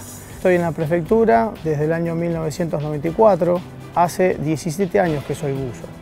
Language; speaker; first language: Spanish; native; Spanish